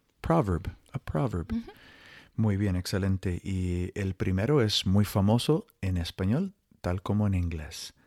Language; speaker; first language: Spanish; non-native, fluent; English